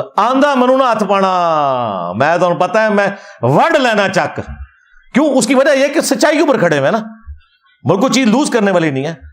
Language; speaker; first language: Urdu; non-native, local second language; Punjabi